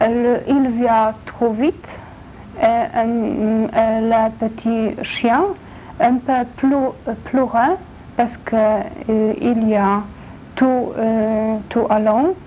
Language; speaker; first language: French; non-native, learner; Polish